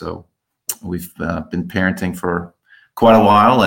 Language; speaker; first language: English; native; English